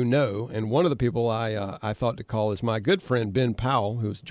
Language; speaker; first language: English; native; English